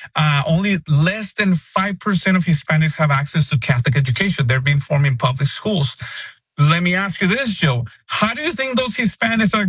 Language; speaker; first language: English; non-native, fluent; Spanish